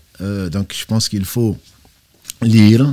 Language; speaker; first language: French; native; French